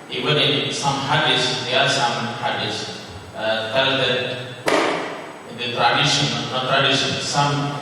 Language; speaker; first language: English; non-native, fluent; Indonesian